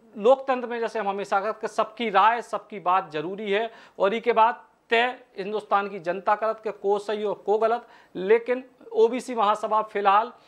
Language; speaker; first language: Hindi; native; Hindi